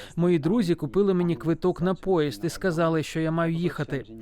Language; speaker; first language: Ukrainian; early bilingual, heritage; Uzbek